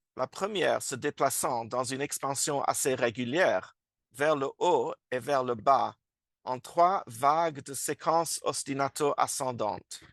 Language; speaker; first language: French; non-native, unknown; English